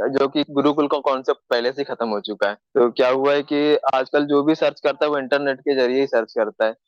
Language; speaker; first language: Hindi; native; Hindi